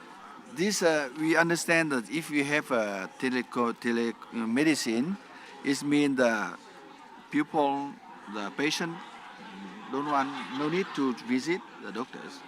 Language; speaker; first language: English; non-native, learner; Vietnamese